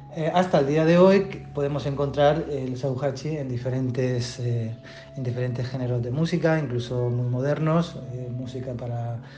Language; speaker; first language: Spanish; native; Spanish